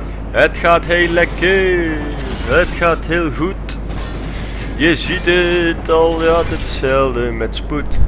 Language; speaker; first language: Dutch; native; Dutch